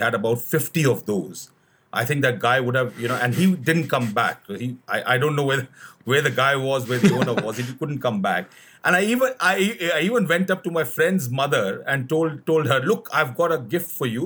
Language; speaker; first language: English; non-native, local second language; Hindi